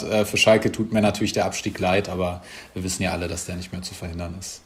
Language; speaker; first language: German; native; German